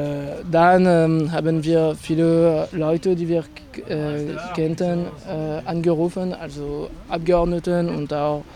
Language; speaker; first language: German; non-native, fluent; French